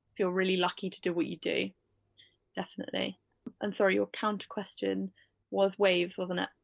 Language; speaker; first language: English; native; English